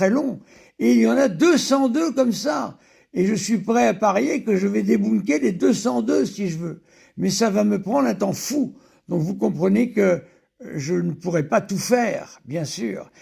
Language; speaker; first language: French; native; French